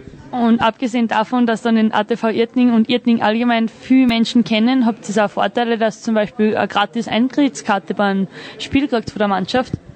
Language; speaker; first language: German; native; German